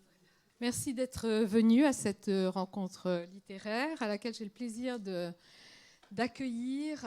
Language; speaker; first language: French; native; French